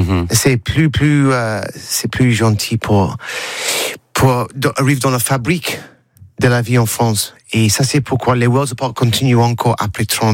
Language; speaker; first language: French; non-native, learner; English